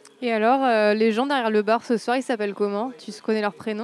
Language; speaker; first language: French; native; French